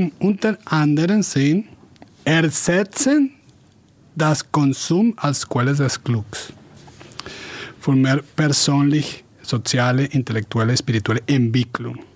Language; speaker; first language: German; non-native, fluent; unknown